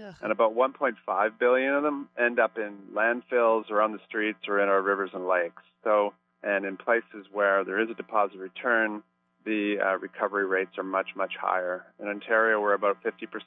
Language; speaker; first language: English; native; English